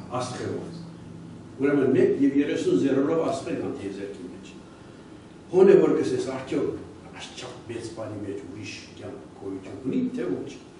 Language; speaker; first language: Armenian; early bilingual, heritage; Armenian